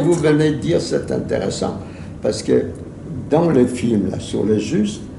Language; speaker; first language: French; non-native, fluent; Yiddish